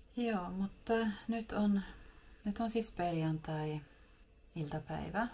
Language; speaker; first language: Finnish; early bilingual, heritage; Finnish